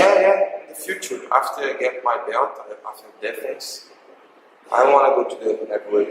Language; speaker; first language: English; non-native, learner; Portuguese